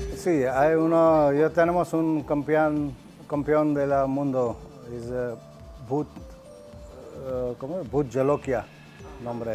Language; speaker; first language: Spanish; non-native, learner; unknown